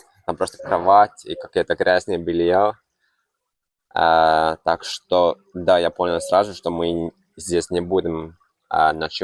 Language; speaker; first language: Russian; non-native, fluent; Finnish